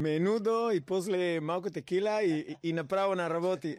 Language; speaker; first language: Bulgarian; non-native, learner; Spanish